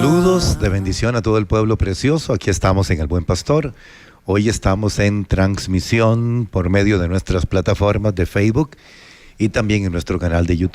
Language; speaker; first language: Spanish; native; Spanish